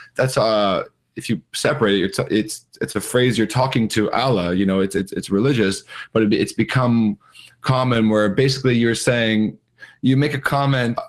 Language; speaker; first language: English; native; English